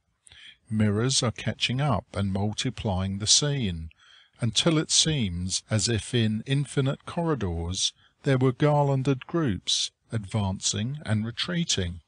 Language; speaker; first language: English; native; English